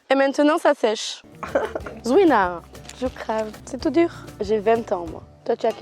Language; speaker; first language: French; native; French